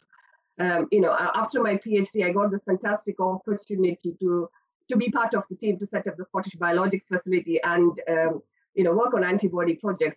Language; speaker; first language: English; non-native, local second language; Malayalam